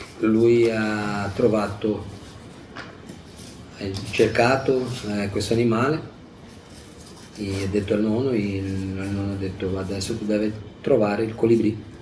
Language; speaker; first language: Italian; non-native, fluent; Portuguese